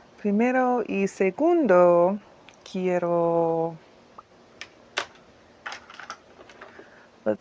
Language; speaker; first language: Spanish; non-native, learner; English